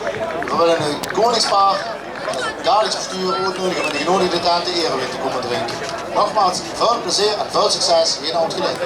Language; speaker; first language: Dutch; native; Dutch